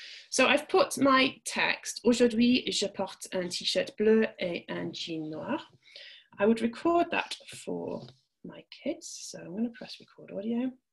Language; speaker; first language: French; non-native, fluent; English